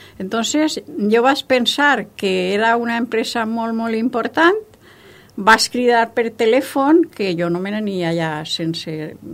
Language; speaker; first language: Catalan; native; Catalan